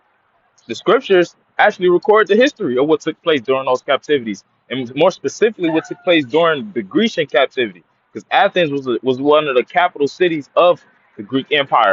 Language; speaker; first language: English; native; English